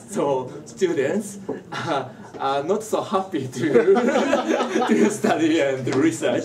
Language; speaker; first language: English; non-native, learner; Japanese